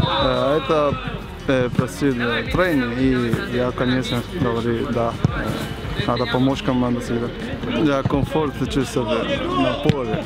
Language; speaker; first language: Russian; non-native, learner; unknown